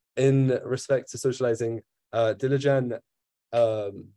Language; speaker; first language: English; native; English